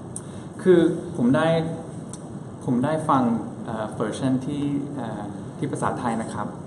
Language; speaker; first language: Thai; early bilingual, other home language; Spanish